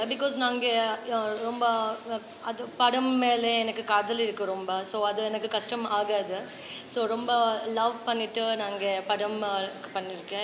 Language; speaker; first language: Tamil; non-native, learner; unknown